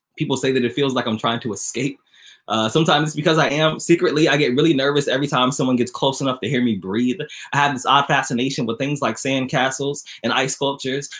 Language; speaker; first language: English; native; English